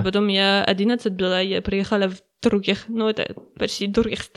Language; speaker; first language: Russian; non-native, learner; French